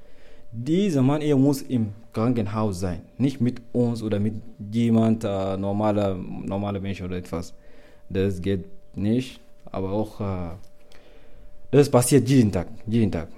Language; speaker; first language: German; non-native, learner; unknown